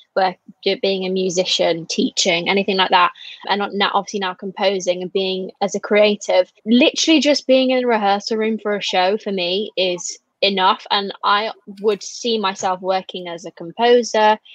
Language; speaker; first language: English; native; English